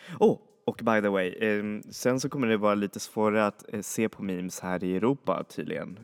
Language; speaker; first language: Swedish; native; Swedish